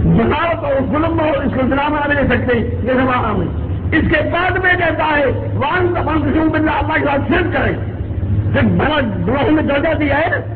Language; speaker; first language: Urdu; non-native, local second language; Sindhi